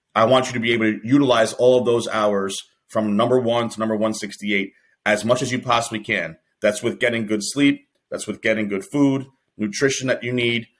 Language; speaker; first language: English; native; English